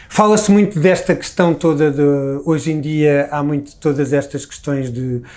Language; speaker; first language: Portuguese; native; Portuguese